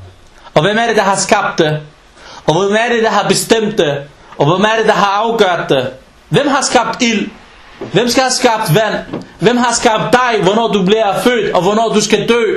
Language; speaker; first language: Danish; non-native, fluent; Arabic